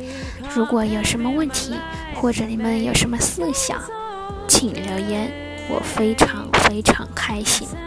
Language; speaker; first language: Chinese; non-native, fluent; Vietnamese